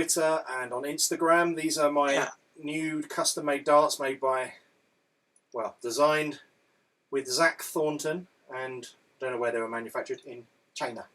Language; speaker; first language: English; native; English